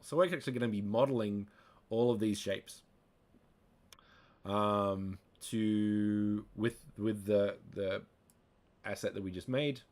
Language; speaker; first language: English; native; English